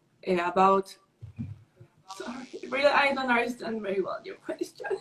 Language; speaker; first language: English; non-native, learner; Spanish